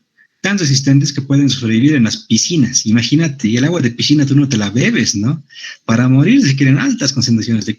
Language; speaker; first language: Spanish; native; Spanish